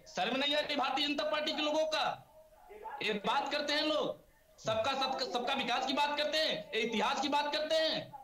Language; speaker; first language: Hindi; native; Hindi